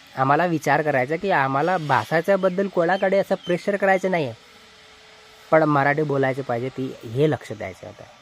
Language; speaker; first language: Marathi; non-native, local second language; Hindi